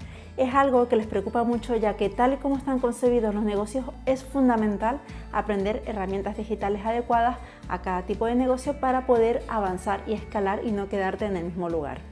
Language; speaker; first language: Spanish; native; Spanish